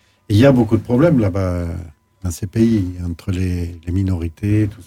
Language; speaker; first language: French; native; French